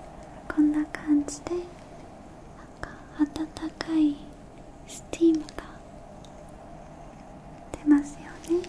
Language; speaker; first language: Japanese; non-native, learner; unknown